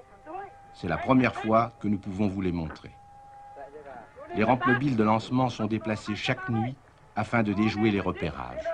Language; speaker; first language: French; native; French